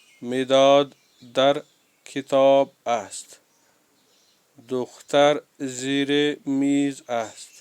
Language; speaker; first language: Persian; non-native, fluent; Urdu